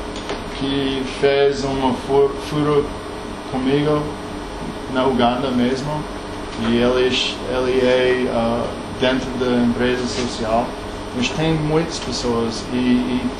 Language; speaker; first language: Portuguese; non-native, learner; English